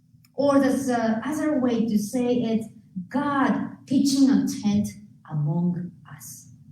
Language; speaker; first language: English; non-native, fluent; Japanese